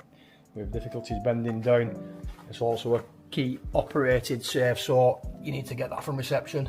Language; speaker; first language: English; native; English